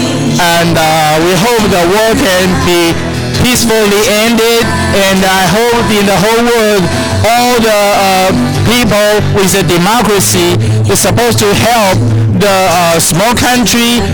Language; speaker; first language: English; non-native, learner; Chinese